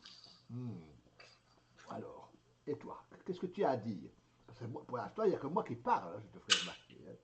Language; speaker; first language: French; native; French